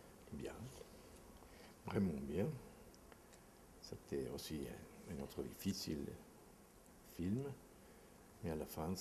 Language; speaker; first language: French; non-native, fluent; Spanish